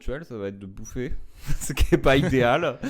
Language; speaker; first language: French; native; French